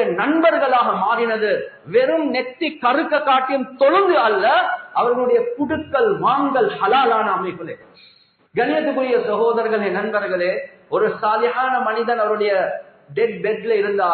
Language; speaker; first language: Tamil; native; Tamil